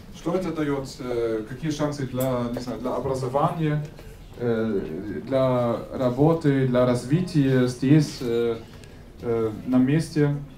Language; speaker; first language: Russian; non-native, fluent; German